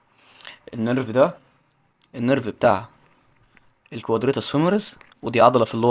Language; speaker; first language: Arabic; native; Arabic